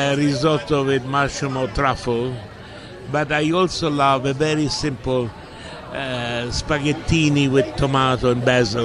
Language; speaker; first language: English; non-native, fluent; Italian